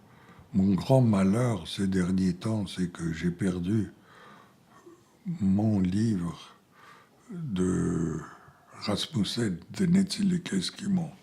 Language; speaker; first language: French; non-native, fluent; Bulgarian